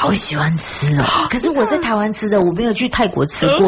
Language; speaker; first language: Chinese; native; Chinese